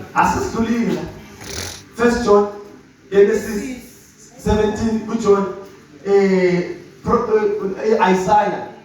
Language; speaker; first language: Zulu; non-native, local second language; Swati